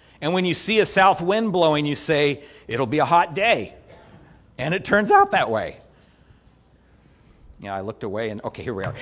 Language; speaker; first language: English; native; English